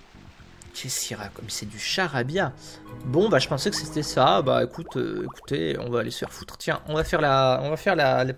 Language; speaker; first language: French; native; French